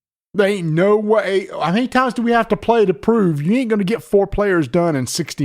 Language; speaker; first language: English; native; English